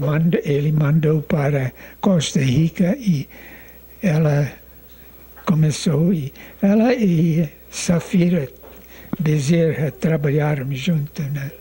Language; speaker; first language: Portuguese; non-native, fluent; English